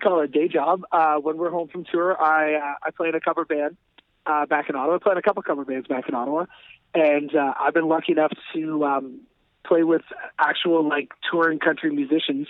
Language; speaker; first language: English; native; English